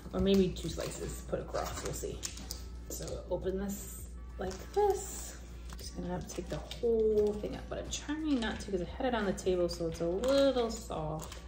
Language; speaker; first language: English; native; English